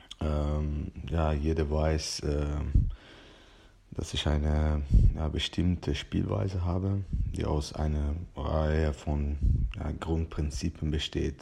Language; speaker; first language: German; non-native, fluent; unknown